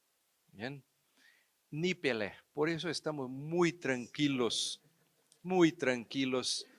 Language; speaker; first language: Spanish; non-native, fluent; Portuguese